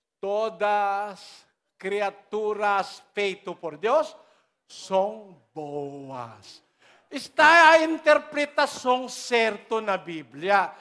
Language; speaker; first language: Portuguese; non-native, learner; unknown